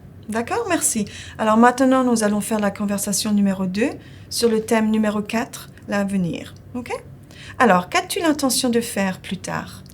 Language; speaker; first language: French; non-native, fluent; English